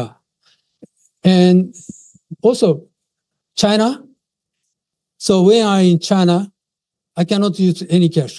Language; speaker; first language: English; non-native, fluent; Japanese